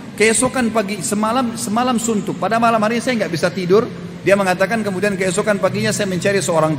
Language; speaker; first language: Indonesian; native; Indonesian